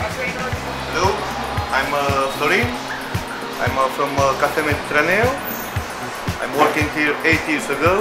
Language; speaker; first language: English; non-native, learner; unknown